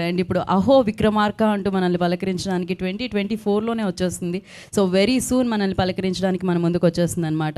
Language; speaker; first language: Telugu; native; Telugu